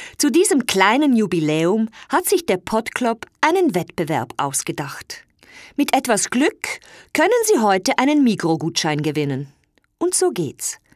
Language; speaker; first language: German; native; German